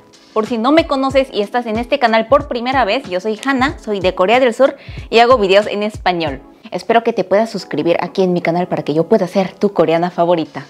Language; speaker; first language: Spanish; non-native, fluent; Korean